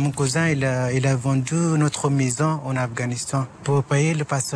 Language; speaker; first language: French; non-native, learner; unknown